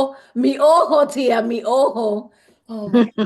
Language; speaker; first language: Spanish; non-native, fluent; English